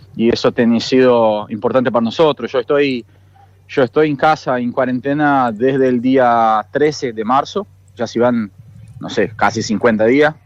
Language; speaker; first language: Spanish; non-native, fluent; Portuguese